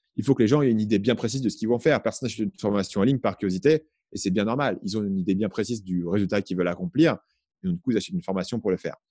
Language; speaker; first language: French; native; French